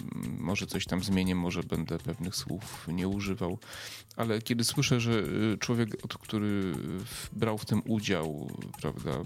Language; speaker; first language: Polish; native; Polish